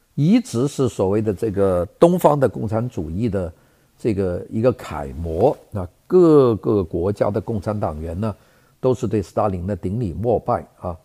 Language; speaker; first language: Chinese; native; Chinese